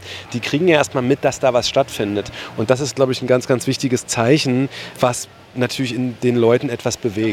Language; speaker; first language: German; native; German